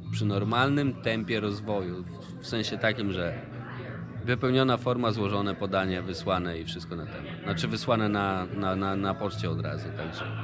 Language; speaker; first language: Polish; native; Polish